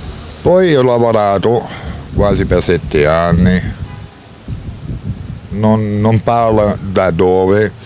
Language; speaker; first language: Italian; non-native, learner; German